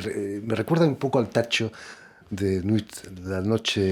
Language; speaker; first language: Spanish; native; Spanish